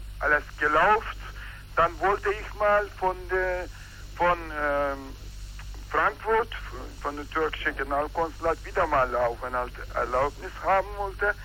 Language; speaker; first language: German; non-native, learner; Turkish